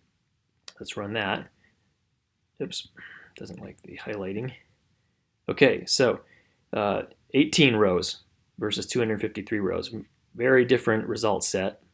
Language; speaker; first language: English; native; English